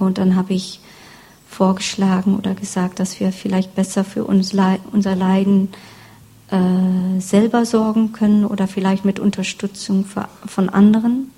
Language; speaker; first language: German; non-native, fluent; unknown